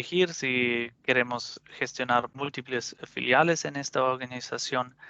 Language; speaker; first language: Spanish; non-native, fluent; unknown